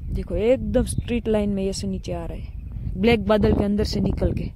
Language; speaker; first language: Hindi; non-native, local second language; Gujarati